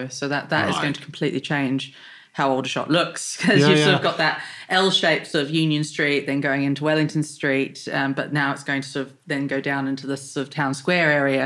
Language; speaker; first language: English; native; English